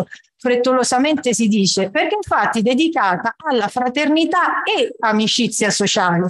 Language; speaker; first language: Italian; native; Italian